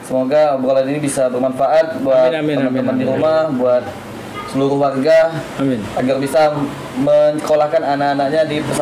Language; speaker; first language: Malay; native; Malay